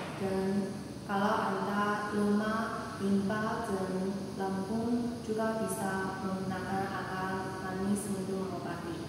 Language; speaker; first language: Indonesian; non-native, learner; Chinese